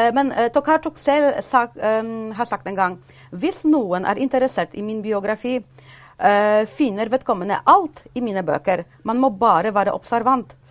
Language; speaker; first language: Norwegian; non-native, fluent; Polish